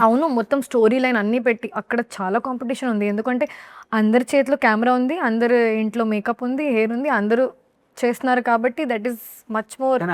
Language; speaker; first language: Telugu; non-native, learner; Hindi